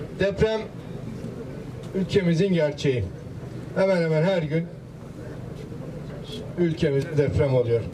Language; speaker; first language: Turkish; native; Turkish